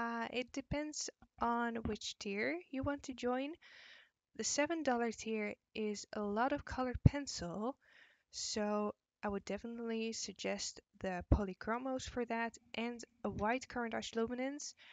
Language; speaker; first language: English; non-native, fluent; Dutch